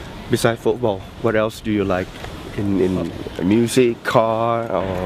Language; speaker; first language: English; non-native, learner; Thai